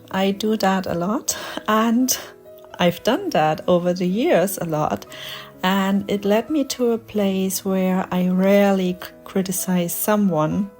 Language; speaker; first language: English; non-native, fluent; German